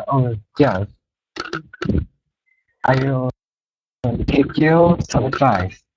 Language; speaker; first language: English; non-native, learner; Vietnamese